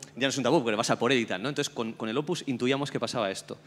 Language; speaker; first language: Spanish; native; Spanish